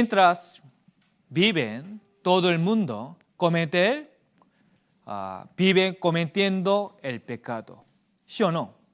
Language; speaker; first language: Spanish; non-native, fluent; Korean